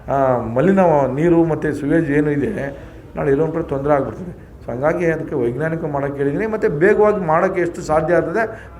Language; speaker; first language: Kannada; native; Kannada